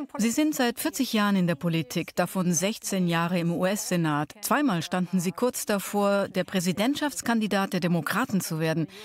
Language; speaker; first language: German; native; German